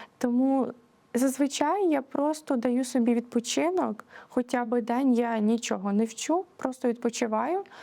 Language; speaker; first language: Ukrainian; native; Ukrainian